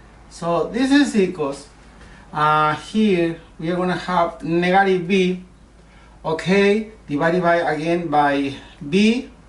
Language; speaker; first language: English; non-native, learner; Spanish